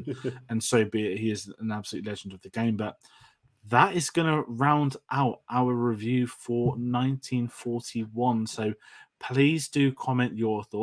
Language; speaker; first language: English; native; English